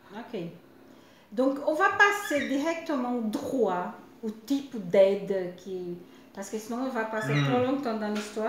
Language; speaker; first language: French; non-native, fluent; Portuguese